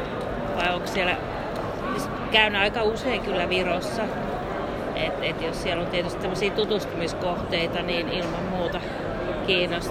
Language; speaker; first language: Finnish; native; Finnish